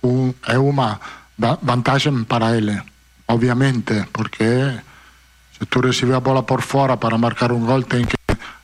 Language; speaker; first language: Portuguese; non-native, fluent; Italian